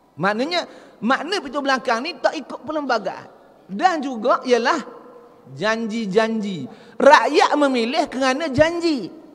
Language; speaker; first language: Malay; native; Malay